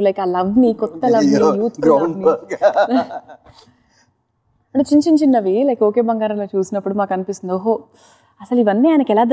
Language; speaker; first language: Telugu; native; Telugu